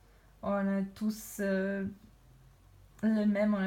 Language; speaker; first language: French; non-native, learner; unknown